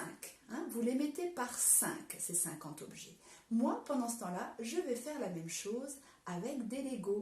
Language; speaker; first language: French; native; French